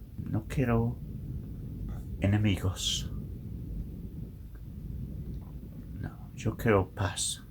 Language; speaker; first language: Spanish; non-native, learner; English